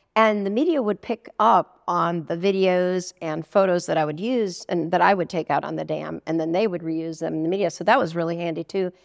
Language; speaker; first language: English; native; English